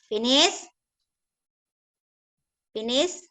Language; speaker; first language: English; non-native, learner; Indonesian